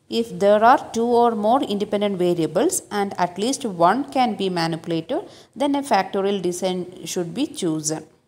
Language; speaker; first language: English; non-native, local second language; Malayalam